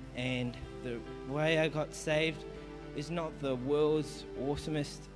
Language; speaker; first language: English; native; English